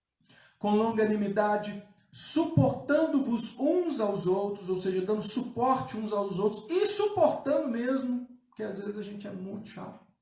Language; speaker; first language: Portuguese; native; Portuguese